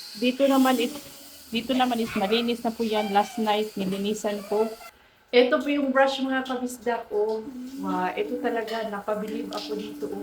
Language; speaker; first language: Filipino; non-native, local second language; Cebuano